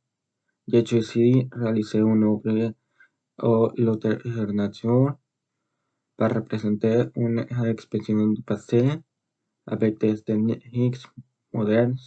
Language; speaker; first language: French; non-native, learner; Spanish